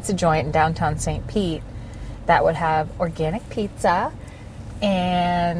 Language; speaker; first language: English; native; English